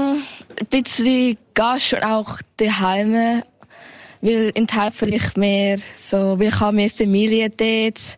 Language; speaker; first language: German; early bilingual, heritage; German